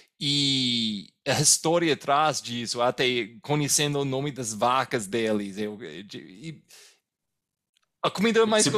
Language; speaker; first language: Portuguese; non-native, fluent; English